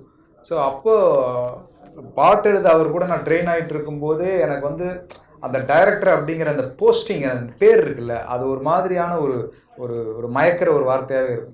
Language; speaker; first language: Tamil; native; Tamil